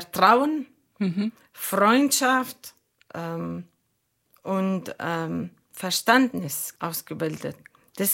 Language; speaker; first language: German; non-native, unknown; Arabic